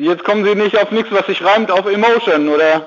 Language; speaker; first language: German; native; German